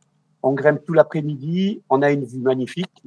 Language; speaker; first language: French; native; French